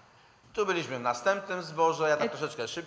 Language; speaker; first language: Polish; native; Polish